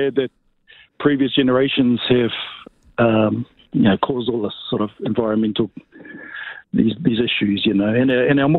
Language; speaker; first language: English; native; English